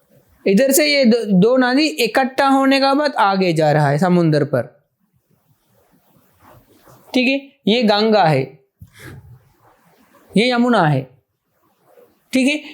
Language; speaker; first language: Hindi; non-native, fluent; Sinhala